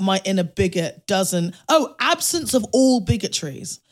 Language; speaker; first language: English; native; English